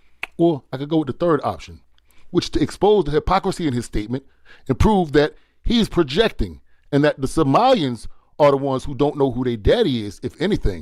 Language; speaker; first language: English; native; English